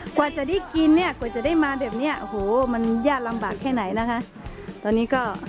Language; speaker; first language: Thai; non-native, local second language; Lahu